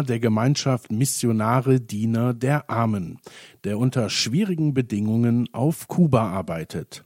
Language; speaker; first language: German; native; German